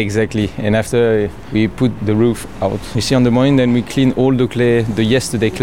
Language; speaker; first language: English; non-native, learner; French